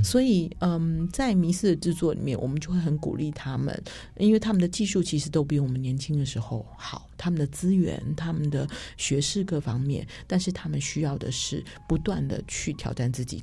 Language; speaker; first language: Chinese; native; Chinese